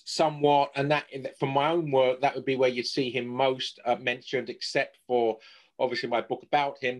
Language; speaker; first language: English; native; English